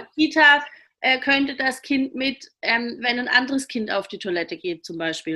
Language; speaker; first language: German; native; German